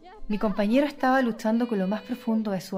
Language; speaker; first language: Spanish; native; Spanish